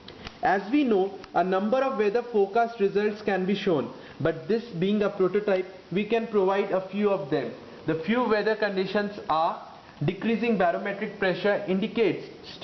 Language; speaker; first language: English; non-native, local second language; Bangla